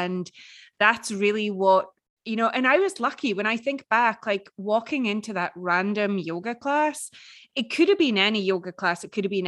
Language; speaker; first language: English; native; English